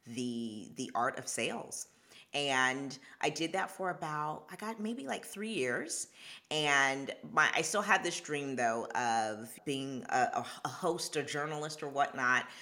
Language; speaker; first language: English; early bilingual, other home language; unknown